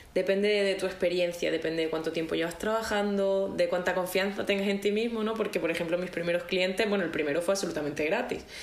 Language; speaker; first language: Spanish; native; Spanish